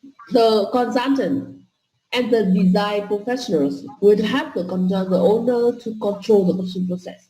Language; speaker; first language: English; non-native, fluent; Vietnamese